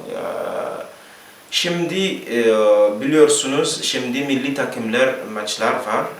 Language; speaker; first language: Turkish; non-native, learner; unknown